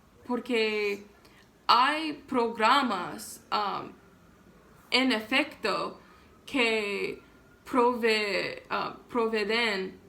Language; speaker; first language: Spanish; non-native, learner; English